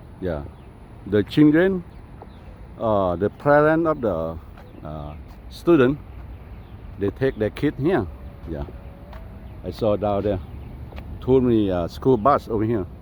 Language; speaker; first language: English; non-native, learner; Lao